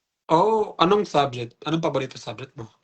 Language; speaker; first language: Filipino; non-native, learner; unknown